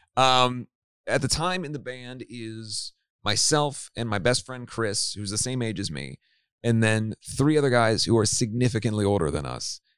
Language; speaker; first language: English; native; English